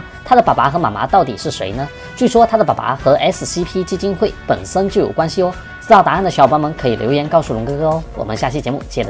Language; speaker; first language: Chinese; native; Chinese